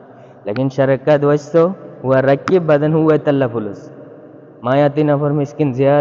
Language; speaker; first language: Arabic; non-native, learner; Bangla